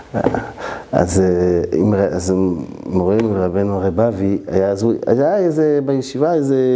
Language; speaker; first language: Hebrew; early bilingual, heritage; French